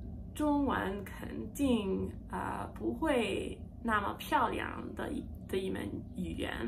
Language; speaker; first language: Chinese; non-native, learner; English